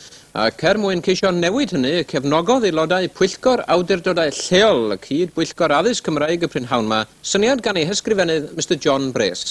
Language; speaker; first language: Welsh; native; Welsh